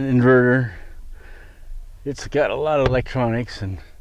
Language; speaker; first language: English; native; English